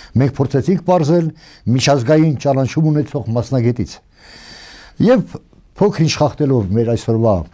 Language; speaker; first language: Armenian; native; Armenian